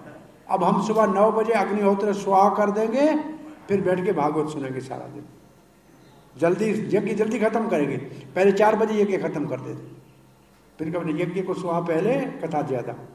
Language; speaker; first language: Hindi; native; Hindi